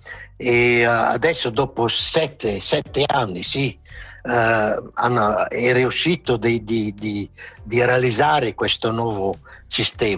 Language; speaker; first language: Italian; non-native, local second language; Romansh